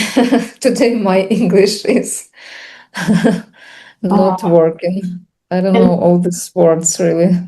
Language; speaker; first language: English; non-native, learner; Russian